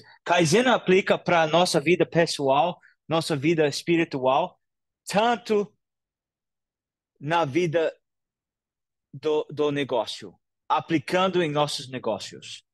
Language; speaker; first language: Portuguese; non-native, fluent; English